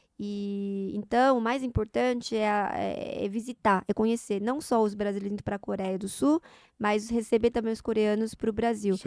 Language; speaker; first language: Portuguese; non-native, fluent; Korean